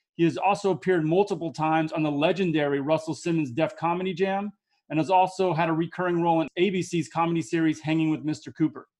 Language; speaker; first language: English; native; English